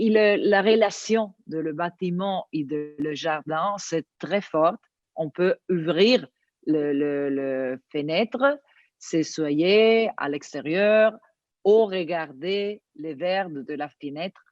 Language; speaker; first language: French; non-native, learner; Italian